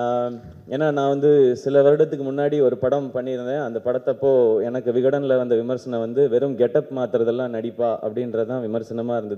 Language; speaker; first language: Tamil; native; Tamil